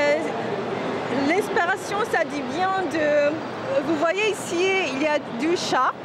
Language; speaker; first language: French; non-native, fluent; Korean